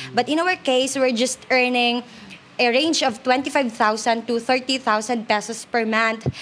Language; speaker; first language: English; non-native, local second language; Hiligaynon